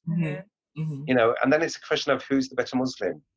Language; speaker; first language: English; native; English